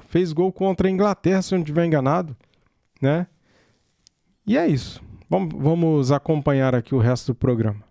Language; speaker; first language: Portuguese; native; Portuguese